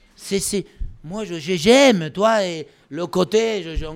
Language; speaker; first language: French; non-native, fluent; Spanish